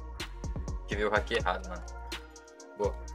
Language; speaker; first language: Portuguese; native; Portuguese